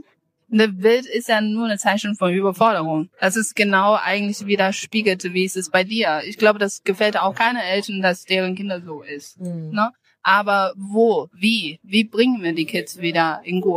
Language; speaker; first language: German; non-native, fluent; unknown